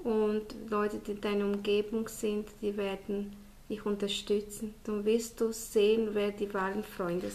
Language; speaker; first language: German; non-native, fluent; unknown